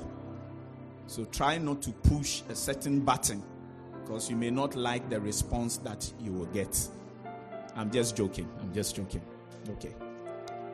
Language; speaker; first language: English; non-native, local second language; Ga